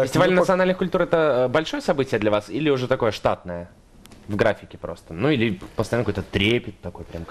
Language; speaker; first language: Russian; native; Russian